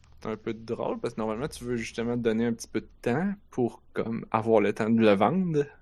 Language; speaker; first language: French; native; French